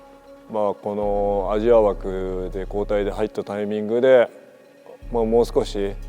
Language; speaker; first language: Japanese; native; Japanese